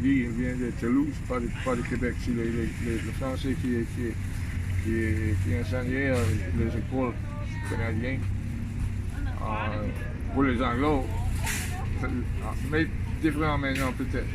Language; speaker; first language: French; non-native, learner; English